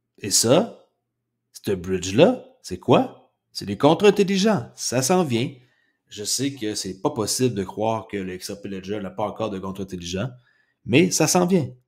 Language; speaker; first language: French; native; French